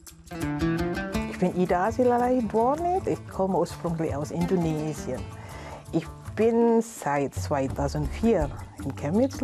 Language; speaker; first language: German; non-native, learner; Indonesian